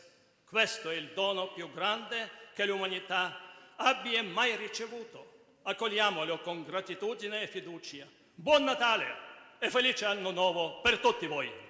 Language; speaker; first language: Italian; non-native, fluent; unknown